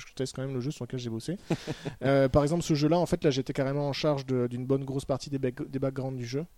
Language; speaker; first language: French; native; French